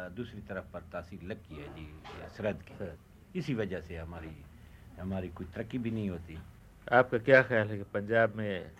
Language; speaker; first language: Urdu; native; Urdu